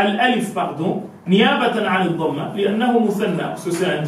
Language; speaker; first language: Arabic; non-native, local second language; Comorian